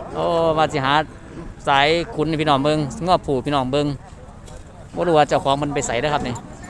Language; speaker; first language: Thai; non-native, local second language; Northeastern Thai